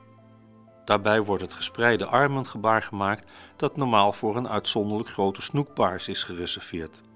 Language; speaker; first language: Dutch; native; Dutch